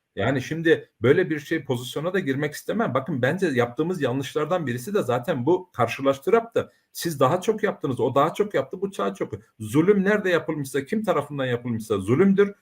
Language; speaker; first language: Turkish; early bilingual, heritage; Turkish